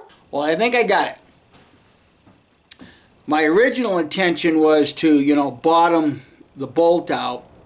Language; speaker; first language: English; native; English